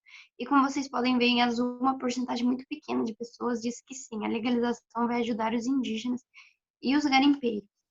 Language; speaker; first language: Portuguese; native; Portuguese